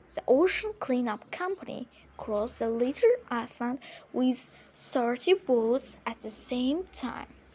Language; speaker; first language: English; non-native, fluent; Azerbaijani